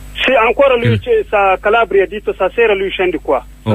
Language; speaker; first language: Italian; non-native, learner; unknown